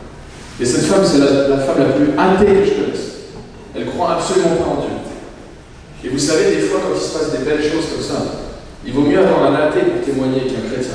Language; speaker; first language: French; native; French